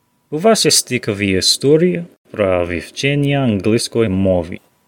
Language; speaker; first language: Ukrainian; non-native, learner; English